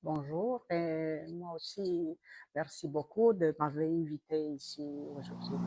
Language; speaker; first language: French; non-native, fluent; Romanian